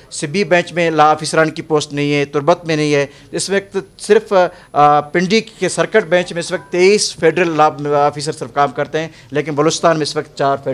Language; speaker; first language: Urdu; non-native, local second language; Baluchi